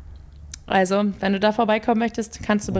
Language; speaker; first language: German; native; German